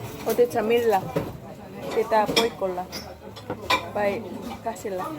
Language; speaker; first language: Finnish; non-native, learner; Filipino